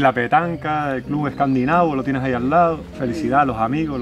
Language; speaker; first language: Spanish; native; Spanish